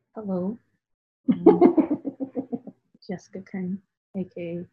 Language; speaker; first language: English; native; English